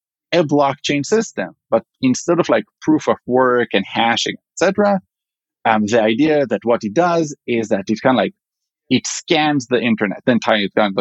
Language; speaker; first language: English; non-native, fluent; Hebrew